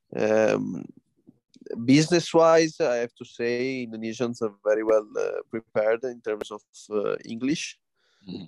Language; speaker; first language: English; non-native, fluent; Italian